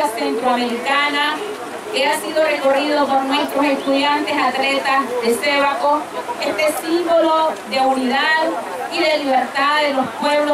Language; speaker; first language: Spanish; native; Spanish